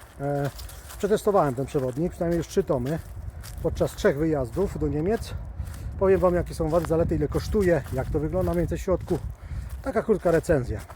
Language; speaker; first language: Polish; native; Polish